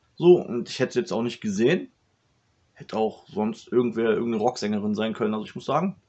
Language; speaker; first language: German; native; German